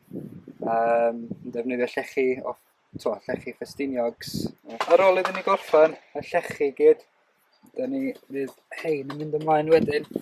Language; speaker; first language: Welsh; native; Welsh